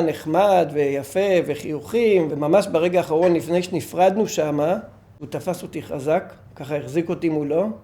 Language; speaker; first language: Hebrew; early bilingual, other home language; English